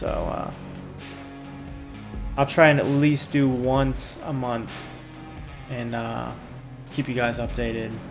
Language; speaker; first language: English; native; English